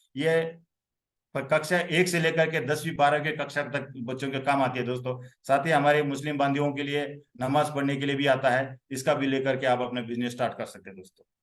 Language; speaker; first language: Hindi; non-native, local second language; Marathi